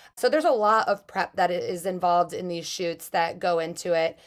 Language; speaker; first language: English; native; English